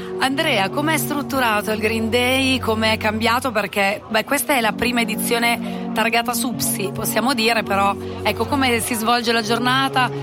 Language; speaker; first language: Italian; native; Italian